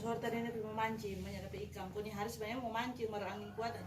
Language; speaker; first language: Indonesian; native; Indonesian